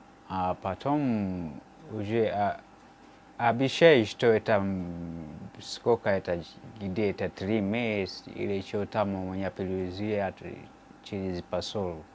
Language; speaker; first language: Russian; non-native, learner; Swahili